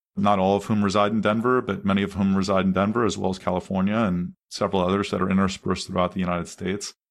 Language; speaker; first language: English; native; English